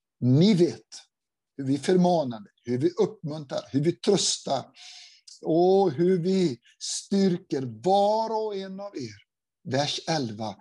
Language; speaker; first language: Swedish; non-native, fluent; Portuguese